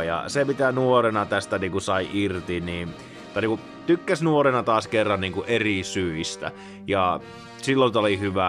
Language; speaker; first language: Finnish; native; Finnish